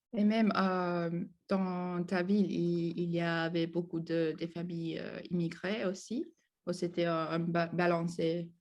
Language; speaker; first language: French; non-native, learner; Spanish